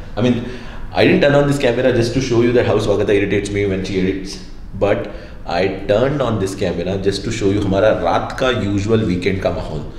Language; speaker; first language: Hindi; native; Hindi